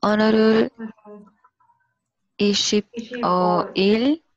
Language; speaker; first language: Korean; non-native, learner; Spanish